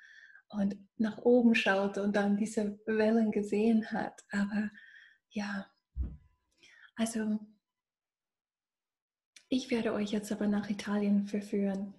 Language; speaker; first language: German; non-native, fluent; English